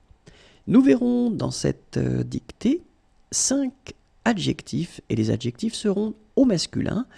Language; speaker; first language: French; native; French